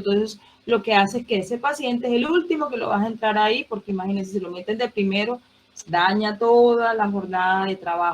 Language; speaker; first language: Spanish; native; Spanish